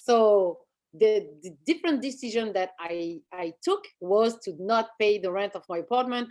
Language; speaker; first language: English; non-native, fluent; French